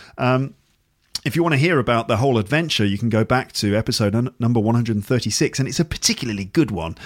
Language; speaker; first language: English; native; English